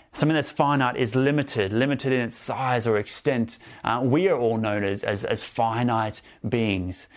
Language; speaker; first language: English; native; English